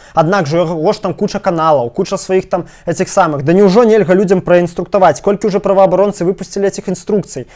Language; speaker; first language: Belarusian; non-native, local second language; Russian